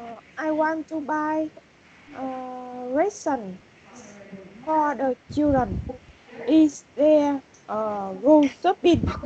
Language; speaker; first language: English; non-native, learner; Vietnamese